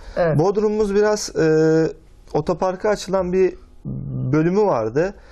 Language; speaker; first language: Turkish; native; Turkish